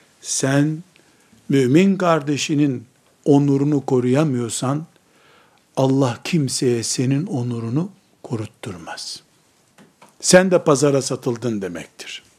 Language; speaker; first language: Turkish; native; Turkish